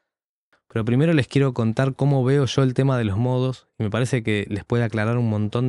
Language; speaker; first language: Spanish; native; Spanish